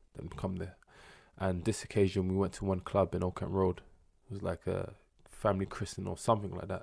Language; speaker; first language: English; native; English